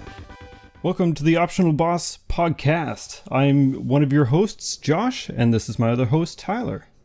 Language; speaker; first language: English; native; English